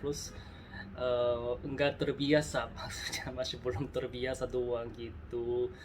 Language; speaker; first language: Indonesian; non-native, learner; Korean